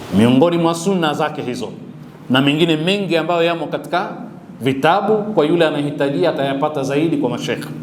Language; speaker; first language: Swahili; native; Swahili